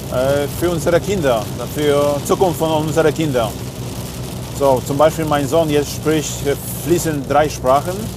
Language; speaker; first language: German; non-native, learner; Polish